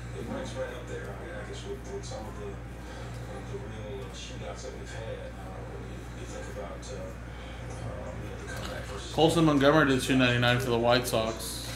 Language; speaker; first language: English; native; English